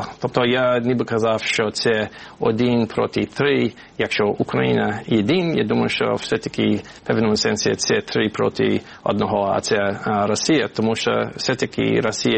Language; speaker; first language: Ukrainian; non-native, learner; English